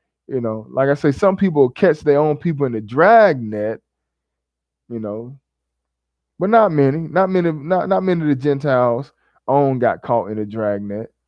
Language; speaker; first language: English; native; English